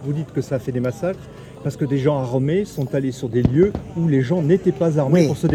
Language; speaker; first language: French; native; French